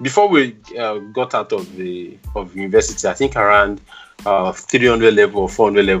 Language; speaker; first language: English; non-native, local second language; Yoruba